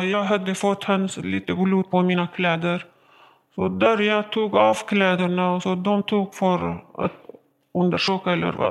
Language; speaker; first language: Swedish; non-native, learner; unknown